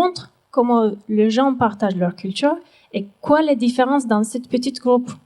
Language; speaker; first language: French; non-native, learner; Turkish